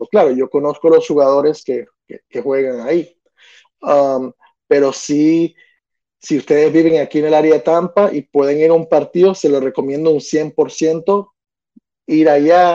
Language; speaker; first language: Spanish; early bilingual, other home language; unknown